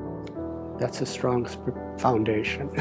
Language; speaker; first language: English; native; English